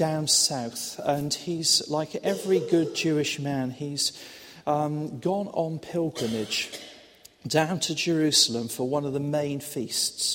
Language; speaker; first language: English; native; English